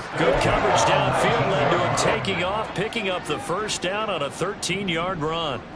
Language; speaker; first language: English; native; English